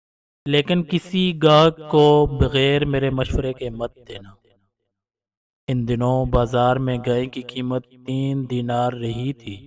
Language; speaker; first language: Urdu; native; Urdu